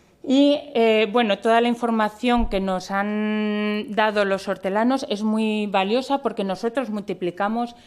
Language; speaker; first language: Spanish; native; Spanish